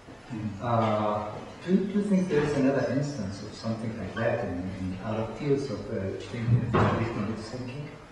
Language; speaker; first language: English; non-native, fluent; Spanish